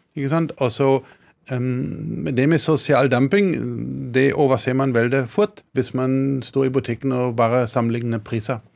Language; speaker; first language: Norwegian; non-native, fluent; German